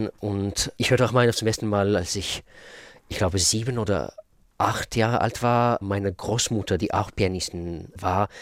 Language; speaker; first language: German; non-native, fluent; Russian